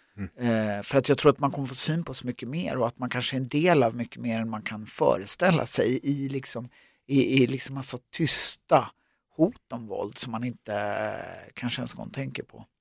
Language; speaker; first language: Swedish; native; Swedish